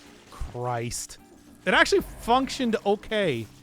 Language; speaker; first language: English; native; English